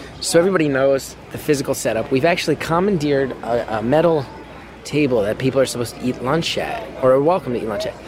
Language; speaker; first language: English; native; English